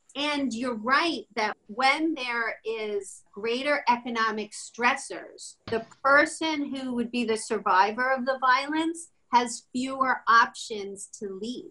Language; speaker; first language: English; native; English